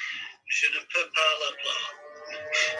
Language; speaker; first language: French; non-native, learner; English